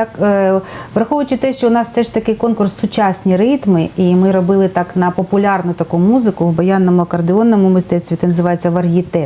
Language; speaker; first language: Ukrainian; native; Ukrainian